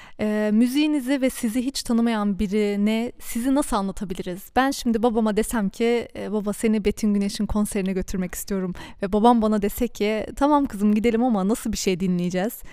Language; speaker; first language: Turkish; early bilingual, heritage; Turkish